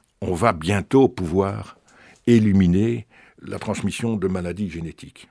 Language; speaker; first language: French; native; French